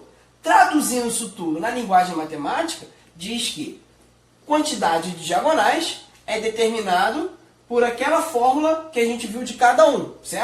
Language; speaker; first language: Portuguese; native; Portuguese